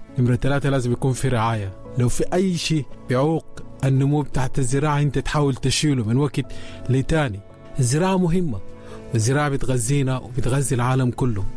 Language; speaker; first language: Arabic; native; Arabic